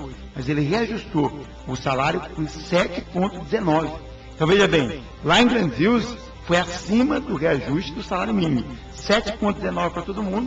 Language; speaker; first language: Portuguese; native; Portuguese